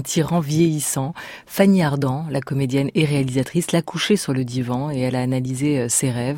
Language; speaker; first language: French; native; French